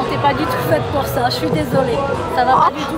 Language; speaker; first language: French; native; French